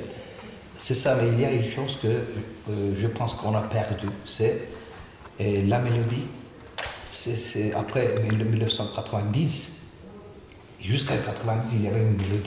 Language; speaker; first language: French; non-native, fluent; Turkish